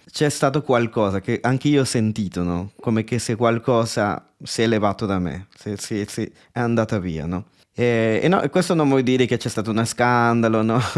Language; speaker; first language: Italian; non-native, fluent; Spanish